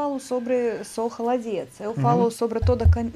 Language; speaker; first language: Portuguese; non-native, learner; Russian